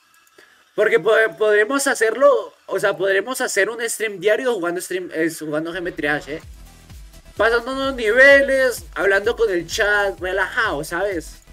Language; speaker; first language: Spanish; native; Spanish